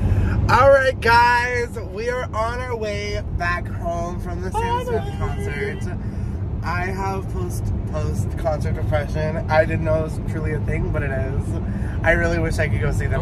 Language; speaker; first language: English; native; English